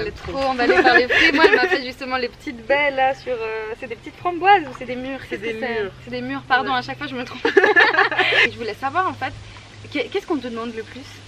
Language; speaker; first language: French; native; French